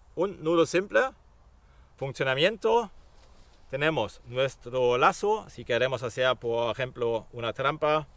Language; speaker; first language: Spanish; non-native, fluent; German